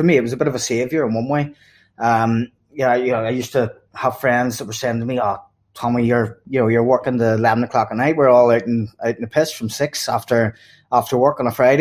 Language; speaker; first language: English; native; English